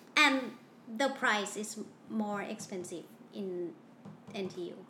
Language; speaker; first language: English; non-native, learner; Thai